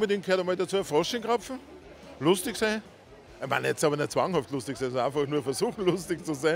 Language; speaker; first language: German; native; German